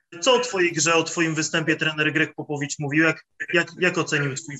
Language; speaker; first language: Polish; native; Polish